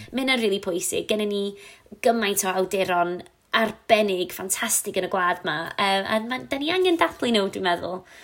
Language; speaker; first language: Welsh; non-native, local second language; English